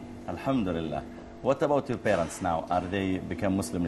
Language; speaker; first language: English; non-native, learner; Arabic